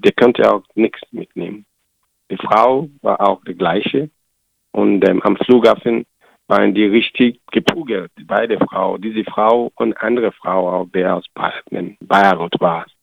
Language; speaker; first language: German; non-native, learner; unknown